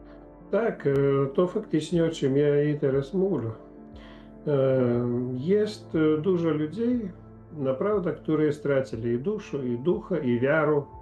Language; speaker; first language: Polish; non-native, fluent; Ukrainian